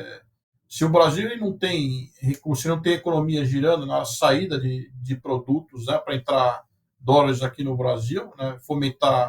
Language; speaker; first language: Portuguese; native; Portuguese